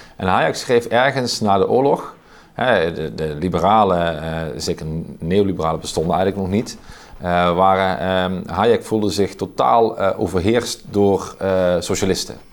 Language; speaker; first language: Dutch; native; Dutch